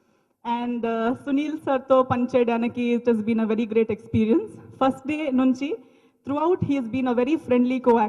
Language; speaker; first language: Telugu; non-native, learner; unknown